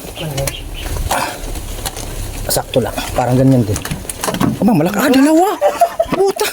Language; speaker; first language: Filipino; native; Filipino